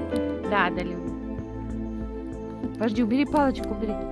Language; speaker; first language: Russian; native; Russian